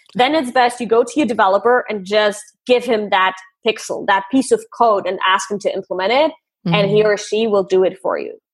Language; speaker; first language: English; non-native, fluent; German